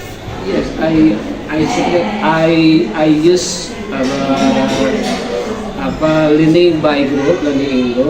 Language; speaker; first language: English; non-native, learner; Indonesian